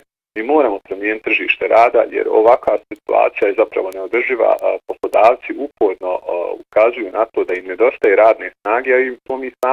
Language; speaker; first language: Bosnian; native; Bosnian